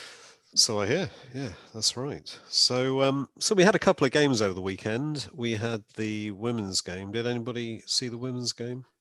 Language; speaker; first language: English; native; English